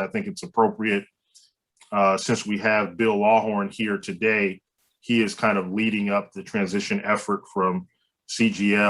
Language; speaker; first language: English; native; English